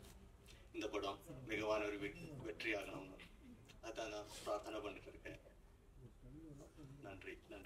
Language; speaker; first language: Tamil; non-native, fluent; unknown